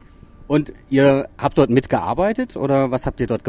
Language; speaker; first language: German; native; German